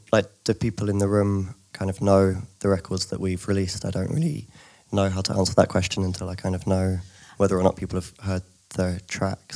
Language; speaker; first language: English; native; English